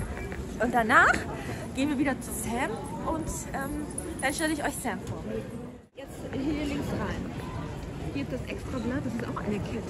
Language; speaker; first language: German; native; German